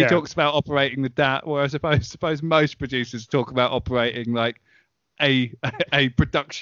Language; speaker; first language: English; native; English